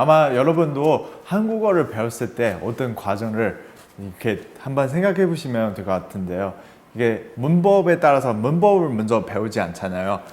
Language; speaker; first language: Korean; non-native, fluent; Chinese